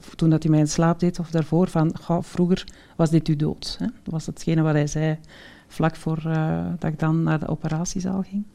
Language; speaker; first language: Dutch; native; Dutch